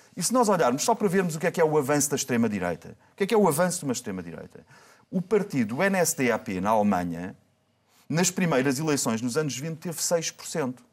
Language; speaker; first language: Portuguese; native; Portuguese